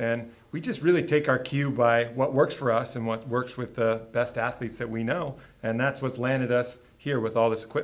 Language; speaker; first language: English; native; English